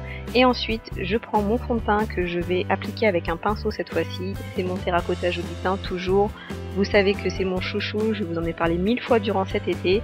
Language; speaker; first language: French; native; French